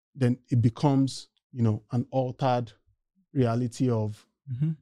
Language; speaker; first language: English; non-native, local second language; Yoruba